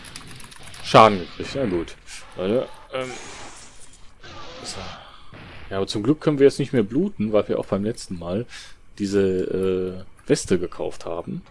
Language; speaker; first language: German; native; German